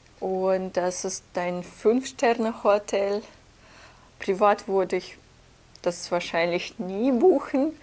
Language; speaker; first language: German; non-native, fluent; Russian